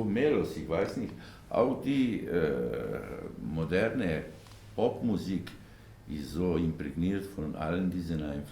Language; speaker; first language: German; non-native, learner; Slovenian